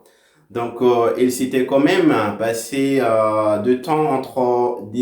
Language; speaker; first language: French; non-native, fluent; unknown